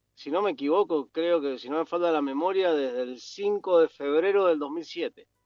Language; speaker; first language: Spanish; native; Spanish